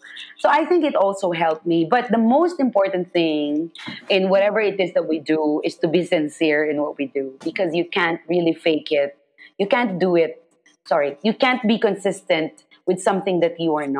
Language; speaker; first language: English; non-native, local second language; Filipino